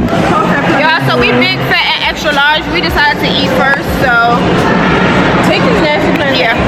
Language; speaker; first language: English; native; English